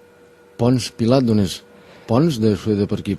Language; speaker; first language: Catalan; native; Catalan